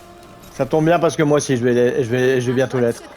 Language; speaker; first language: French; native; French